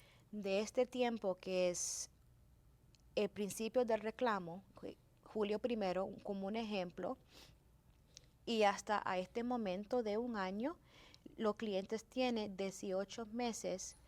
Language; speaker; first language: Spanish; early bilingual, heritage; Spanish